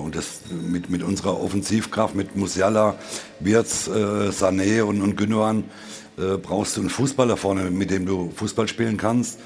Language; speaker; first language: German; native; German